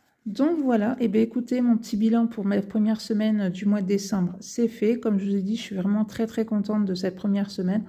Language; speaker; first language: French; native; French